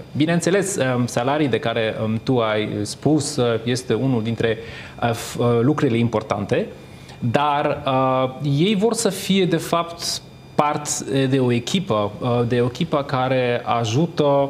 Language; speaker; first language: Romanian; non-native, fluent; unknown